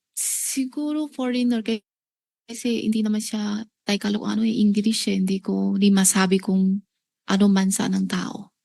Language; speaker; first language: Filipino; non-native, learner; Chinese